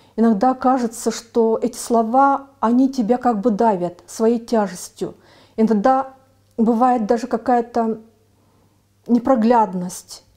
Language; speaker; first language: Russian; non-native, local second language; Yakut